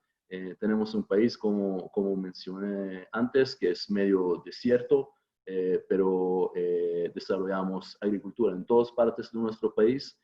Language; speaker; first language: Spanish; non-native, fluent; Hebrew